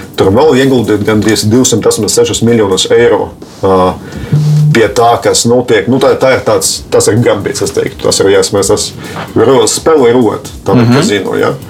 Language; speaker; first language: Latvian; non-native, local second language; Russian